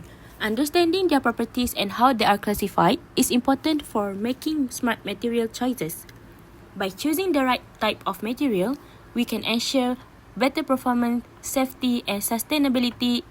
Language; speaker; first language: English; non-native, local second language; Malay